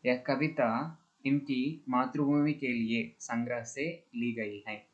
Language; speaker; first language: Hindi; non-native, local second language; Telugu